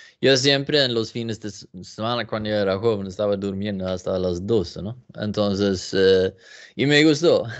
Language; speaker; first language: Spanish; non-native, learner; Swedish